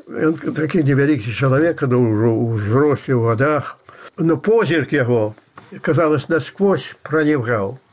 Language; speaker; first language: Russian; non-native, local second language; Belarusian